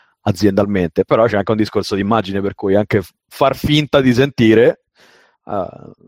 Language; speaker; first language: Italian; native; Italian